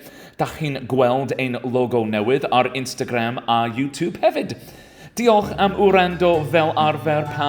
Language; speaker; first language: Welsh; non-native, learner; English